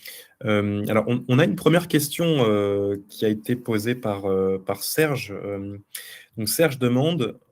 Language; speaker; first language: French; native; French